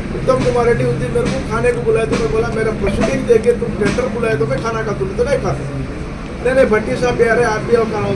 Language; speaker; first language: Hindi; non-native, local second language; Telugu